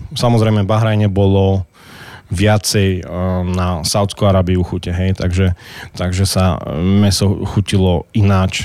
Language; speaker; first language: Slovak; native; Slovak